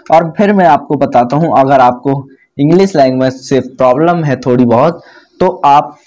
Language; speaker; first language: Hindi; native; Hindi